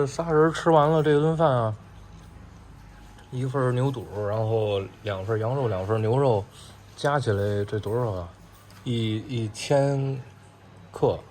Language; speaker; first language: Chinese; native; Chinese